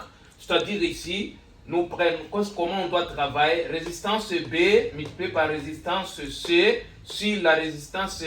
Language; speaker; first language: French; non-native, learner; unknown